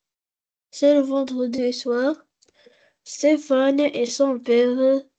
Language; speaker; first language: French; non-native, learner; Arabic